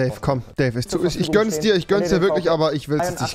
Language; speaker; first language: German; native; German